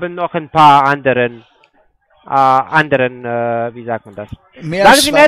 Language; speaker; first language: German; non-native, fluent; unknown